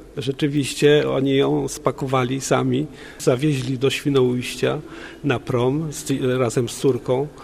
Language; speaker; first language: Polish; native; Polish